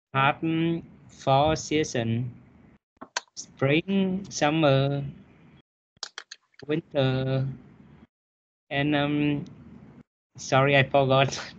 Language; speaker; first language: English; non-native, learner; Vietnamese